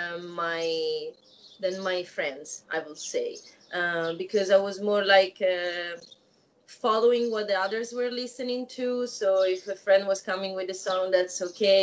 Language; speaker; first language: English; non-native, fluent; Italian